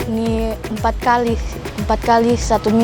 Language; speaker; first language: Indonesian; native; Indonesian